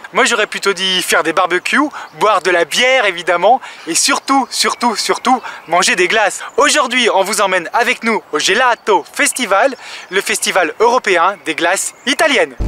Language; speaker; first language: French; native; French